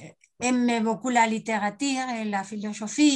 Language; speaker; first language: French; non-native, learner; Spanish